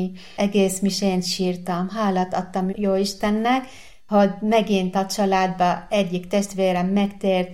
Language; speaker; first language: Hungarian; non-native, learner; Arabic